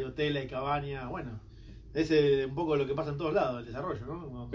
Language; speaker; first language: Spanish; native; Spanish